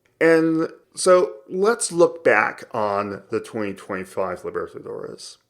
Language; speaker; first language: English; native; English